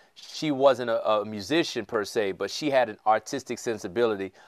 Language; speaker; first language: English; native; English